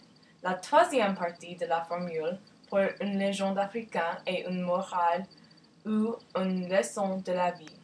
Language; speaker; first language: French; non-native, learner; English